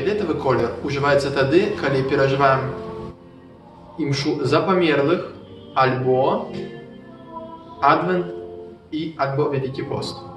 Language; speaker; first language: Belarusian; non-native, local second language; Russian